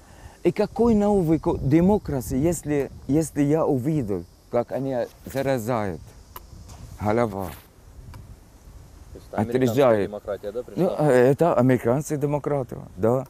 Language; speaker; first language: Russian; non-native, learner; Arabic